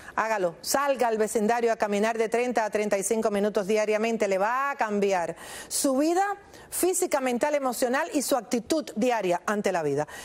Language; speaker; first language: Spanish; native; Spanish